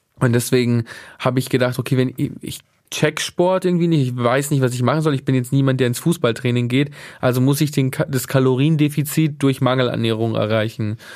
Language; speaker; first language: German; native; German